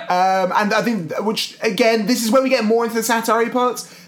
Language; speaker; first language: English; native; English